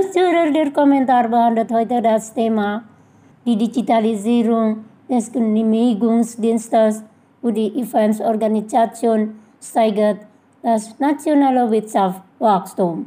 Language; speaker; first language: German; non-native, fluent; Indonesian